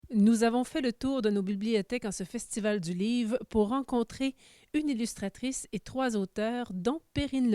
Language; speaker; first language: French; native; French